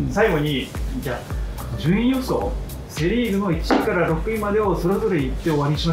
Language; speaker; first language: Japanese; native; Japanese